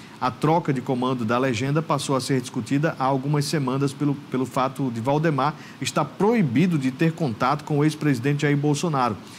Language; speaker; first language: Portuguese; native; Portuguese